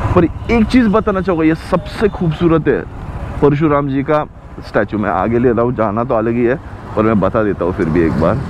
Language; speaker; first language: Hindi; non-native, local second language; Marathi